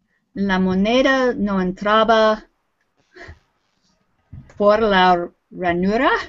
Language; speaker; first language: Spanish; non-native, learner; English